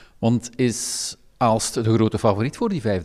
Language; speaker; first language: Dutch; native; Dutch